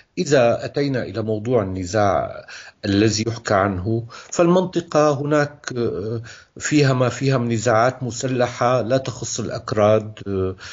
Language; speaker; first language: Arabic; native; Arabic